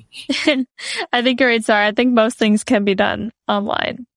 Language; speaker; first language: English; native; English